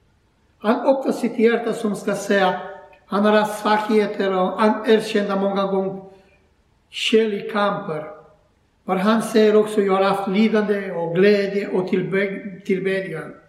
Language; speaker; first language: Swedish; non-native, learner; Croatian